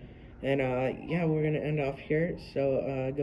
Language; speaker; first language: English; native; English